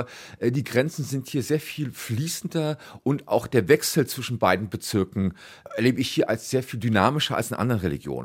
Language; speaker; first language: German; native; German